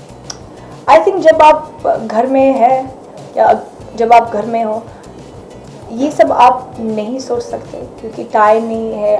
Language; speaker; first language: Hindi; non-native, fluent; Arabic